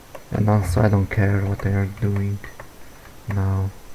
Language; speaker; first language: English; non-native, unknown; Portuguese